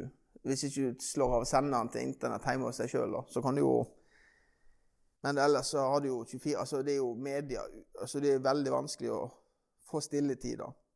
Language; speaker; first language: Norwegian; native; Norwegian